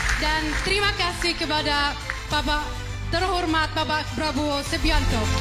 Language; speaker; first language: Indonesian; non-native, fluent; Arabic